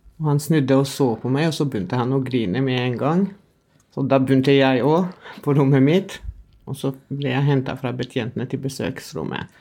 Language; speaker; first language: Norwegian; non-native, fluent; Albanian